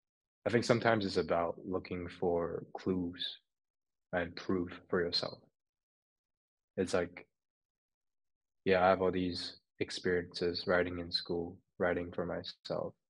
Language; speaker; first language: English; non-native, local second language; Cantonese